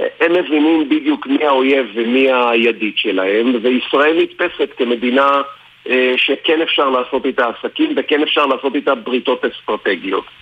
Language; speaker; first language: Hebrew; native; Hebrew